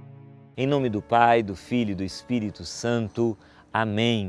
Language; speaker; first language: Portuguese; native; Portuguese